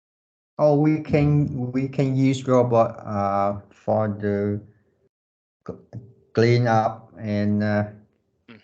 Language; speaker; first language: English; non-native, learner; Vietnamese